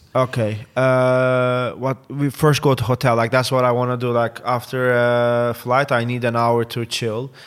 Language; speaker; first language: English; non-native, fluent; Turkish